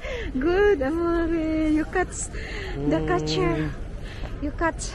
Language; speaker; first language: English; non-native, learner; Filipino